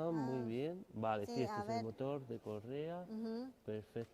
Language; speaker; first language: Spanish; native; Spanish